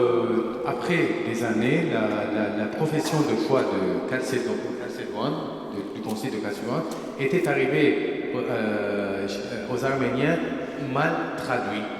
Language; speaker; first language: French; non-native, fluent; Armenian